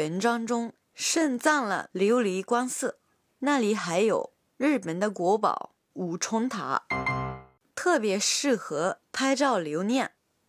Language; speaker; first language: Chinese; non-native, fluent; Japanese